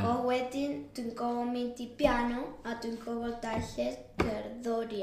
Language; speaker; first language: Welsh; non-native, learner; Spanish